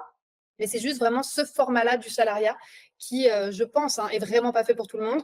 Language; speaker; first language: French; native; French